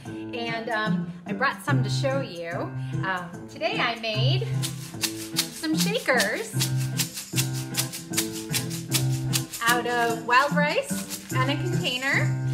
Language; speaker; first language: English; native; English